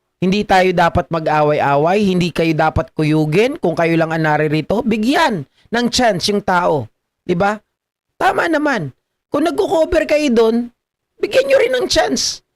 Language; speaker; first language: Filipino; native; Filipino